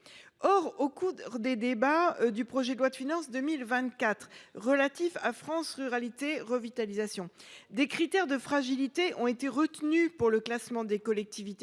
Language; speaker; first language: French; native; French